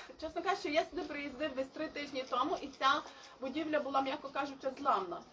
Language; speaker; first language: Ukrainian; native; Ukrainian